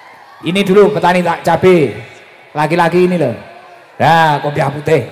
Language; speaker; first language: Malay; non-native, local second language; Javanese